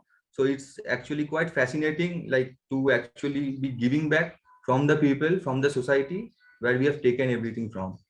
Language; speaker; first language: English; non-native, local second language; Bangla